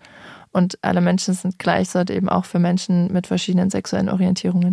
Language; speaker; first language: German; native; German